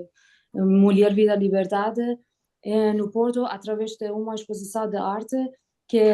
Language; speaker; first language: Portuguese; non-native, learner; Persian